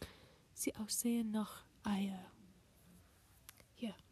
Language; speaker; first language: German; non-native, learner; English